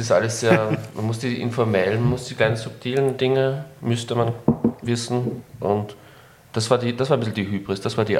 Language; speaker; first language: German; native; German